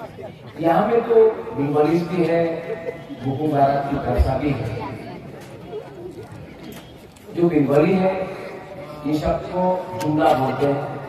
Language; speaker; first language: Hindi; non-native, local second language; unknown